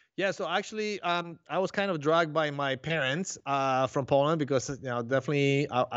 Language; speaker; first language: English; non-native, fluent; Polish